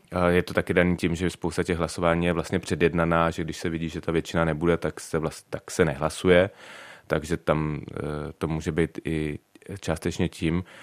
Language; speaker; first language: Czech; native; Czech